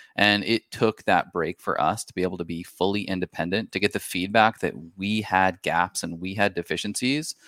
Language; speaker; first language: English; native; English